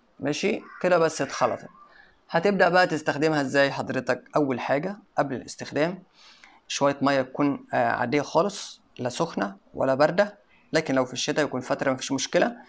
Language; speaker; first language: Arabic; native; Arabic